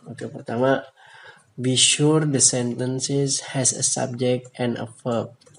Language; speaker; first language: English; non-native, learner; Indonesian